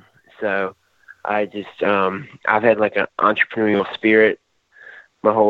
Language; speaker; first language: English; native; English